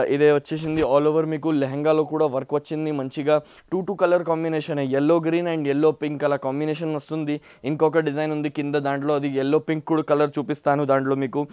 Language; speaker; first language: Telugu; non-native, local second language; Hindi